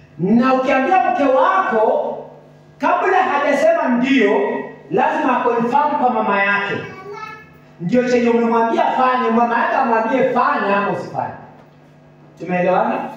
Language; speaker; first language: Swahili; non-native, local second language; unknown